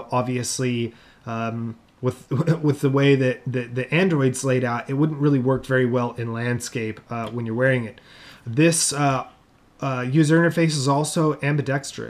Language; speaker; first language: English; native; English